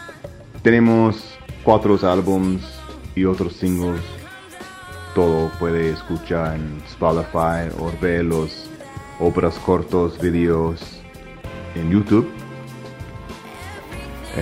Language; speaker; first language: Spanish; non-native, learner; English